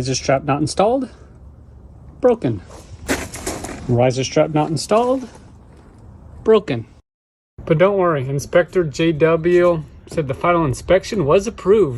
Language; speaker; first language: English; native; English